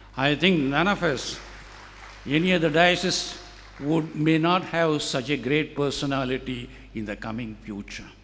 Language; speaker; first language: English; non-native, local second language; Tamil